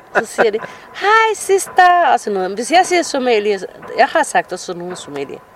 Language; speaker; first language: Danish; non-native, fluent; Somali